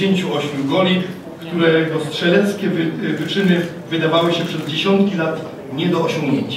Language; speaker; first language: Polish; native; Polish